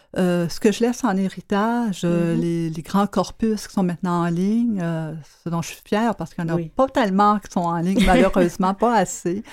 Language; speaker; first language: French; native; French